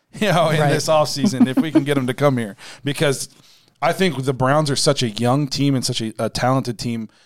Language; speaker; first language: English; native; English